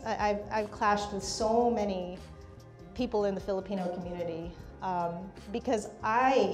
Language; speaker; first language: English; native; English